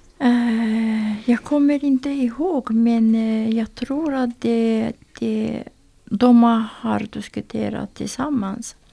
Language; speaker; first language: Swedish; non-native, learner; Azerbaijani